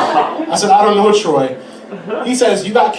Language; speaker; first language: English; native; English